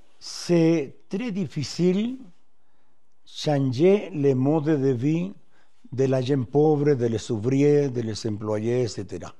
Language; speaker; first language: French; non-native, fluent; Spanish